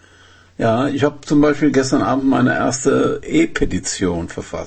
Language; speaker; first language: German; native; German